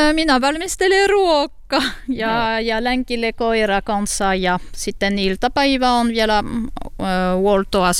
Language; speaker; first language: Finnish; non-native, learner; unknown